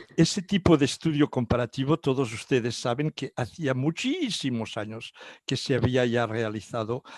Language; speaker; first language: Spanish; non-native, local second language; Catalan